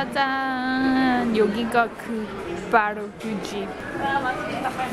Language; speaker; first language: Korean; native; Korean